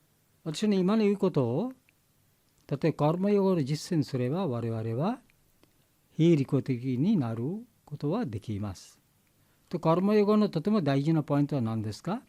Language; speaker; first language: Japanese; non-native, learner; Bangla